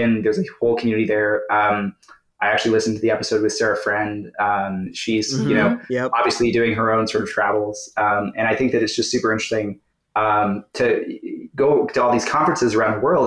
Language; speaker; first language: English; native; English